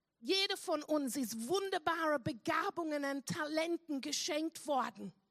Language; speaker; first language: German; non-native, fluent; English